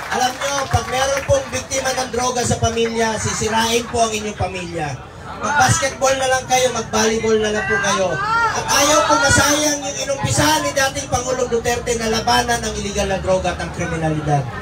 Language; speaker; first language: Filipino; non-native, local second language; Cebuano